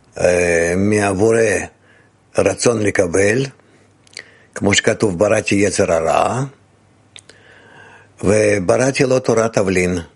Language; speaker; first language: Hebrew; non-native, fluent; Russian